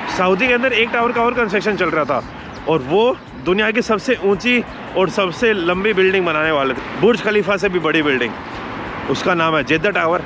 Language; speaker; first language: Hindi; native; Hindi